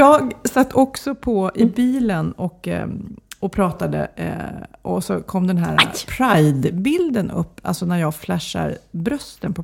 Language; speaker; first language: Swedish; native; Swedish